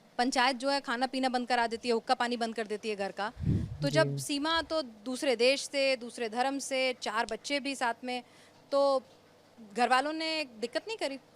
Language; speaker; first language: Hindi; native; Hindi